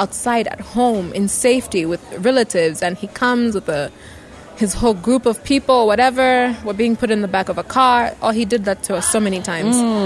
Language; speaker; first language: English; non-native, local second language; Bemba